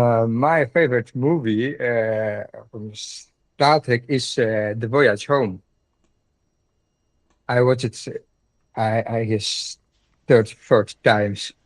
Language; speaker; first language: English; non-native, learner; Dutch